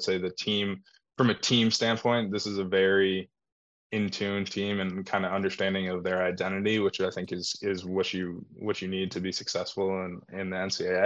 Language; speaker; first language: English; native; English